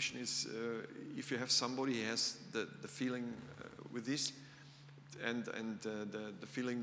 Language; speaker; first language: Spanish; non-native, learner; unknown